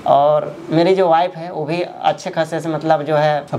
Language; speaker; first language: Hindi; native; Hindi